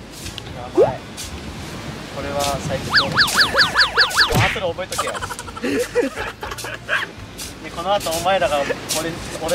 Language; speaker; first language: Japanese; native; Japanese